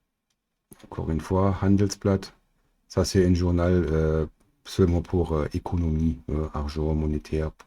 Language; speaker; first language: French; non-native, learner; German